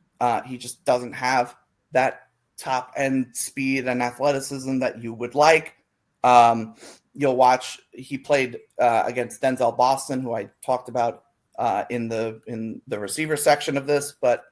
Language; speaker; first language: English; native; English